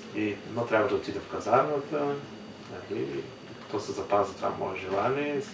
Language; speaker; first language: Bulgarian; early bilingual, heritage; Bulgarian